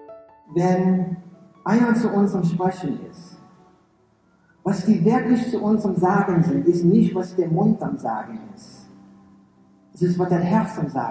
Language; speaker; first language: German; early bilingual, heritage; English